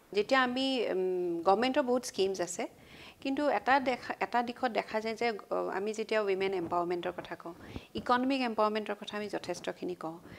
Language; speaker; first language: Assamese; native; Assamese